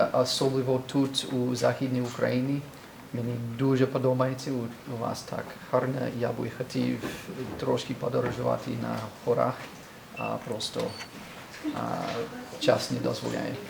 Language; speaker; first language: Ukrainian; non-native, learner; English